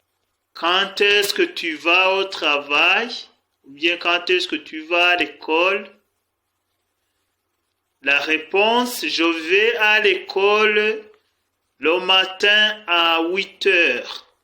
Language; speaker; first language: French; non-native, fluent; Kinyarwanda